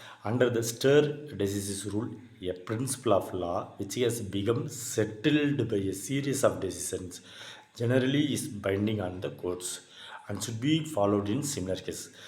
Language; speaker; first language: English; non-native, local second language; Tamil